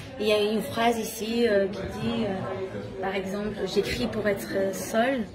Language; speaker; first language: French; non-native, fluent; Armenian